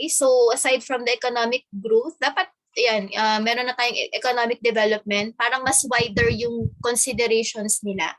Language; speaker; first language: Filipino; native; Filipino